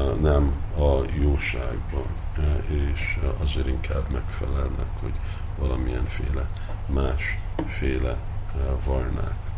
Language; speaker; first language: Hungarian; early bilingual, heritage; Hungarian